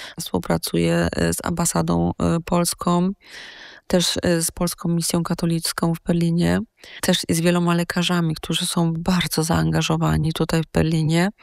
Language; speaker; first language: Polish; native; Polish